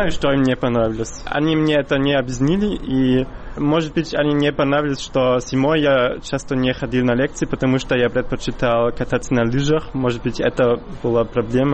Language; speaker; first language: Russian; non-native, fluent; German